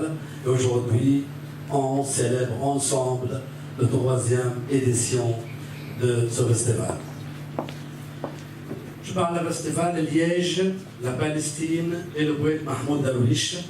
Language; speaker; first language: French; non-native, fluent; Arabic